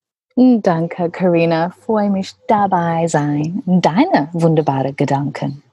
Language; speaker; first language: German; non-native, learner; English